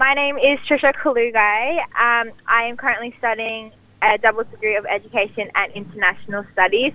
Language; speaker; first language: English; native; English